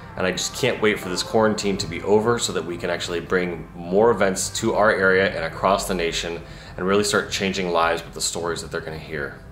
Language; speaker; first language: English; native; English